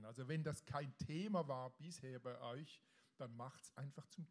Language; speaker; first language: German; native; German